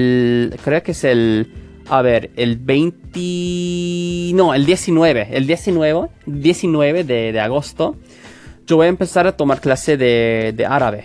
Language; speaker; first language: Spanish; non-native, fluent; English